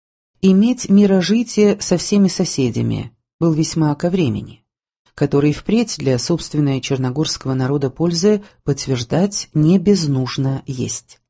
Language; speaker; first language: Russian; native; Russian